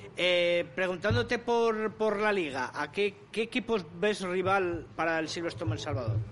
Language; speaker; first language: Spanish; native; Spanish